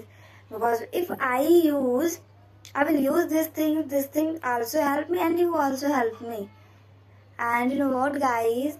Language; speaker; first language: English; non-native, learner; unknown